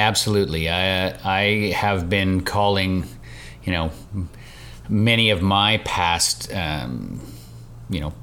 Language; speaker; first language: English; native; English